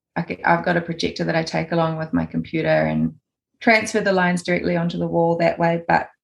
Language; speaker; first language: English; native; English